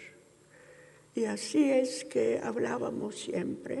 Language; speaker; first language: Spanish; early bilingual, heritage; Ladino